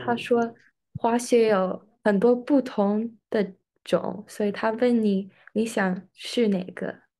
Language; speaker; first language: Chinese; early bilingual, heritage; English